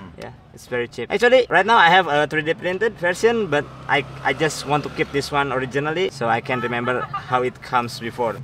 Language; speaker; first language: English; non-native, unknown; Indonesian